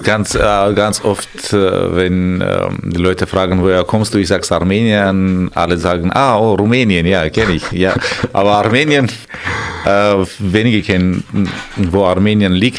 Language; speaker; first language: German; non-native, fluent; Armenian